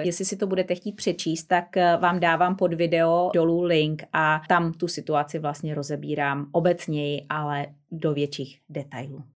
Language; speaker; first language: Czech; native; Czech